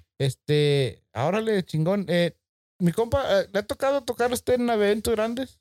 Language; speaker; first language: Spanish; early bilingual, heritage; Spanish